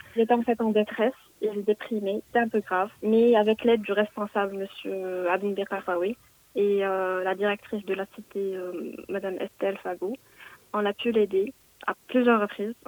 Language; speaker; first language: French; non-native, local second language; Arabic